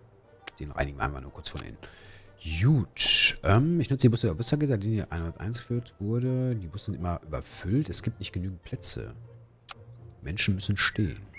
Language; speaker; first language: German; native; German